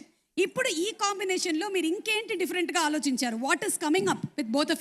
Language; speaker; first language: Telugu; native; Telugu